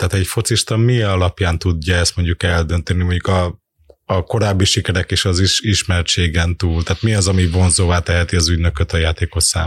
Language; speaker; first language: Hungarian; native; Hungarian